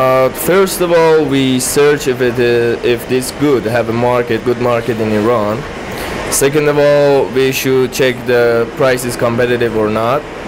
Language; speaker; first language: English; non-native, fluent; Persian